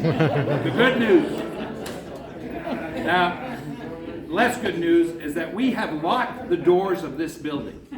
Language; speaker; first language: English; non-native, local second language; French